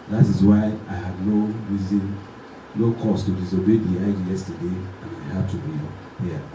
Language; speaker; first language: English; non-native, local second language; Yoruba